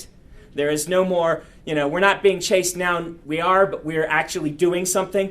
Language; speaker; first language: English; native; English